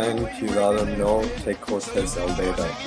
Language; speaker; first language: Spanish; non-native, learner; English